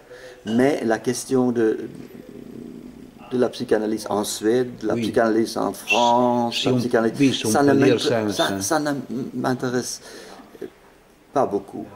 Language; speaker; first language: French; non-native, fluent; Swedish